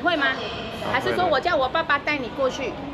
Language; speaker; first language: Chinese; native; Chinese